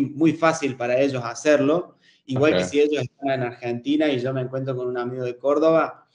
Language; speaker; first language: Spanish; native; Spanish